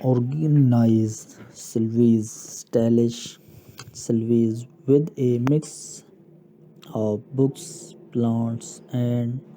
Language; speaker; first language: English; non-native, local second language; Urdu